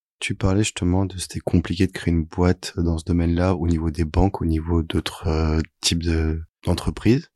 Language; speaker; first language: French; native; French